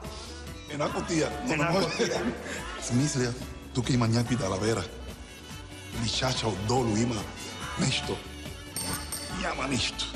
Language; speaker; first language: Bulgarian; non-native, learner; Spanish